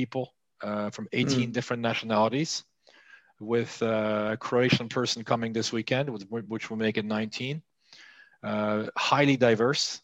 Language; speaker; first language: English; non-native, fluent; Swiss German